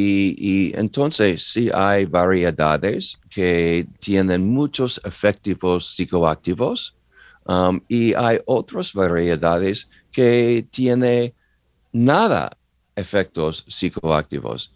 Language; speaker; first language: Spanish; non-native, learner; English